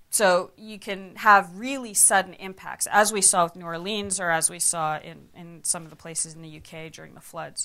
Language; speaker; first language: English; native; English